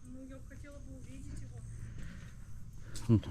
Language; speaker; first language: Russian; native; Russian